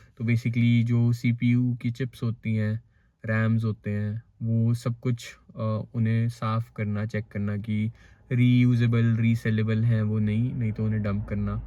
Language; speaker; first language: Hindi; native; Hindi